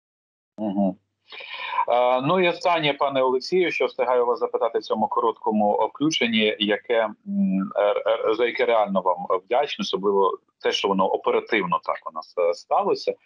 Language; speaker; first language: Ukrainian; native; Ukrainian